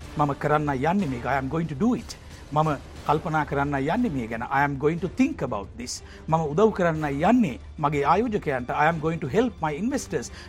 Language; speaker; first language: Sinhala; native; Sinhala